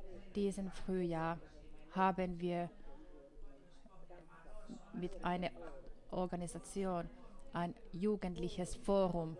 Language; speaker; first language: German; non-native, fluent; Finnish